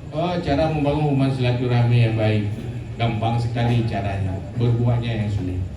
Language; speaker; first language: Malay; non-native, local second language; Achinese